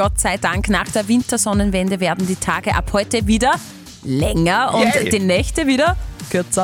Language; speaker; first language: German; native; German